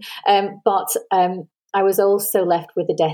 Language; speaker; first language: English; native; English